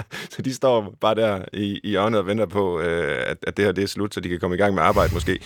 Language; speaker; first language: Danish; native; Danish